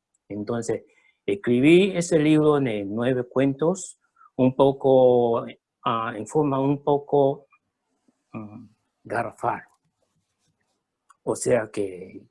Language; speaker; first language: Spanish; early bilingual, other home language; Chinese